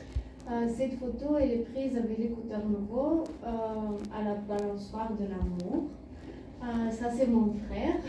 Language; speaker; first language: French; non-native, learner; Bulgarian